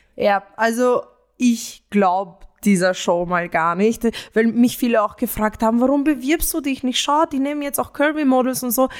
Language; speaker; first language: German; early bilingual, other home language; Romanian